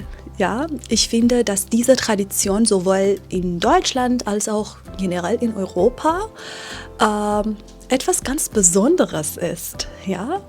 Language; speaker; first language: German; non-native, fluent; Persian